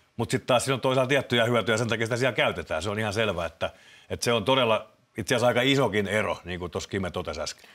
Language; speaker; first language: Finnish; native; Finnish